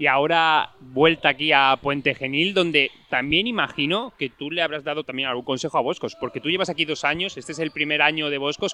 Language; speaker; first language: Spanish; native; Spanish